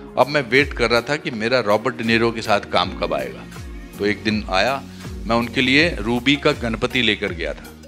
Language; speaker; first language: Hindi; native; Hindi